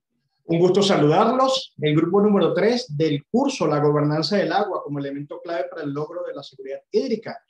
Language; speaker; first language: Spanish; native; Spanish